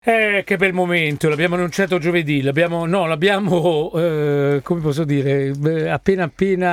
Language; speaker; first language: Italian; native; Italian